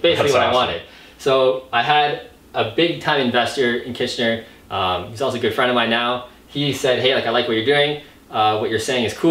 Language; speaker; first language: English; native; English